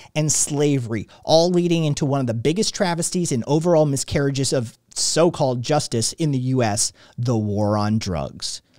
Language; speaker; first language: English; native; English